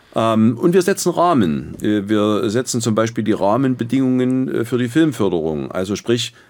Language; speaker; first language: German; native; German